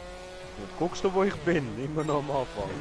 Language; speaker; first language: German; native; German